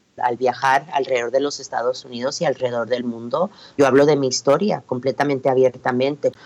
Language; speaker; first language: Spanish; early bilingual, heritage; Spanish